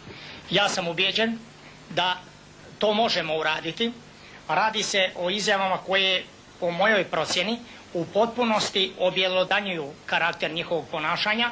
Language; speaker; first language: Bosnian; native; Bosnian